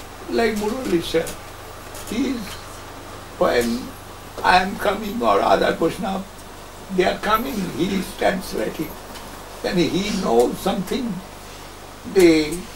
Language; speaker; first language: English; non-native, local second language; Bangla